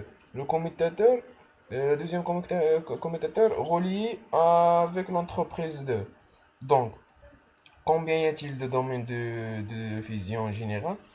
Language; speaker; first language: French; non-native, local second language; Arabic